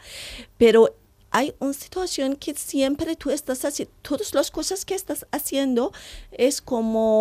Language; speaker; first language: Spanish; non-native, learner; Persian